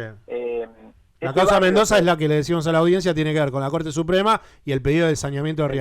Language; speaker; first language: Spanish; native; Spanish